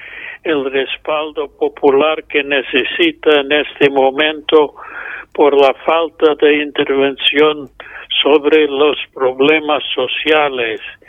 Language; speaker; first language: Spanish; non-native, fluent; English